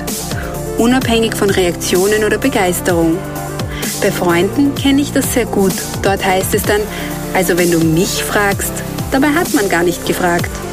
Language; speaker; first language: German; native; German